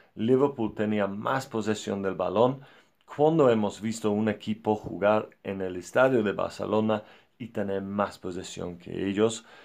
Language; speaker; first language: Spanish; non-native, fluent; English